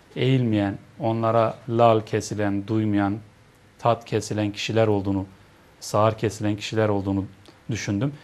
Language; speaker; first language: Turkish; native; Turkish